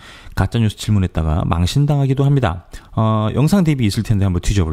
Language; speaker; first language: Korean; native; Korean